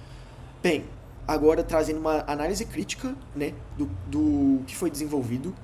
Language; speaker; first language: Portuguese; native; Portuguese